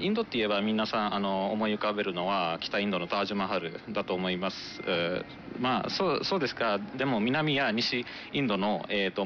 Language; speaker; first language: Japanese; non-native, fluent; Marathi